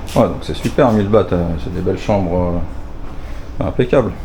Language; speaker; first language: French; native; French